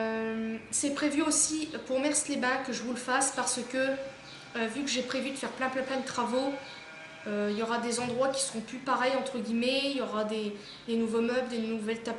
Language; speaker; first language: French; native; French